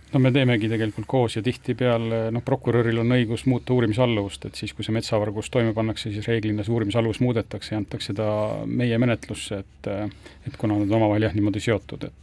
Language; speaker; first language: Estonian; native; Estonian